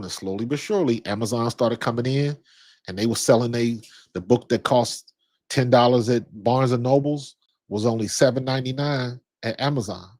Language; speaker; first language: English; native; English